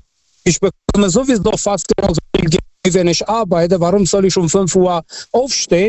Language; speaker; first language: German; non-native, local second language; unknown